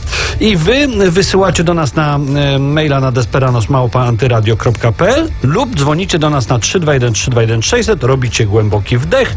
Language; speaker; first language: Polish; native; Polish